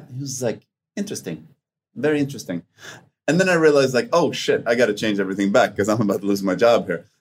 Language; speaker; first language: English; non-native, fluent; Swedish